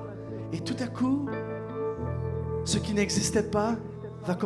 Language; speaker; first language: French; native; French